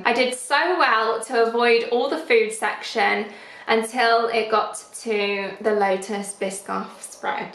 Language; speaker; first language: English; native; English